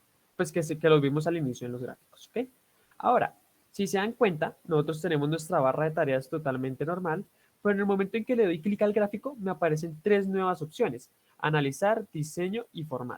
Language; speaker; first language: Spanish; native; Spanish